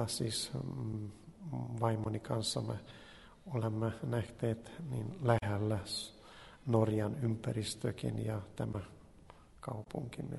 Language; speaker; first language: Finnish; non-native, learner; Hungarian